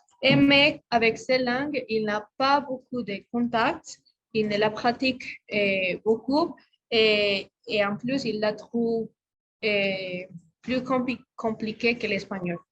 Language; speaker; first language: French; non-native, learner; Spanish